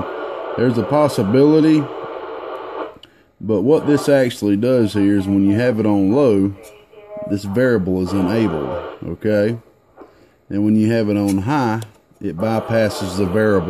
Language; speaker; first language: English; native; English